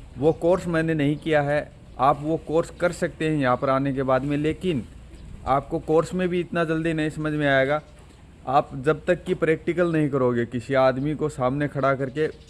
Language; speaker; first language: Hindi; native; Hindi